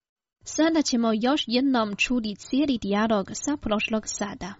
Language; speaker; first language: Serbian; non-native, fluent; Chinese